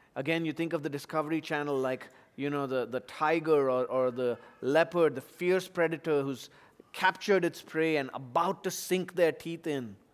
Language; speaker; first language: English; non-native, local second language; Tamil